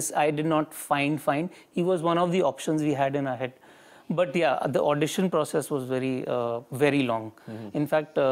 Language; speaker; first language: Hindi; native; Hindi